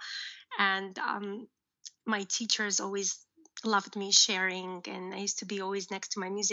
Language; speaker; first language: English; early bilingual, other home language; Uzbek